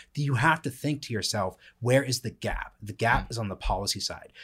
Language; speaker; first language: English; native; English